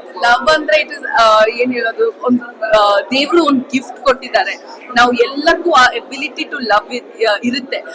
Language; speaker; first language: Kannada; non-native, fluent; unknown